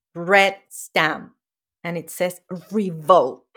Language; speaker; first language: English; non-native, fluent; Spanish